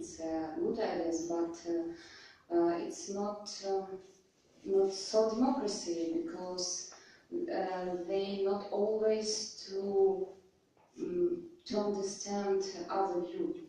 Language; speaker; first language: English; non-native, learner; Russian